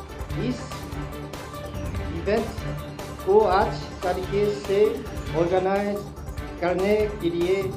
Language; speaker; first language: Hindi; non-native, learner; Korean